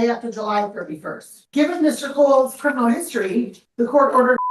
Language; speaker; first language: English; native; English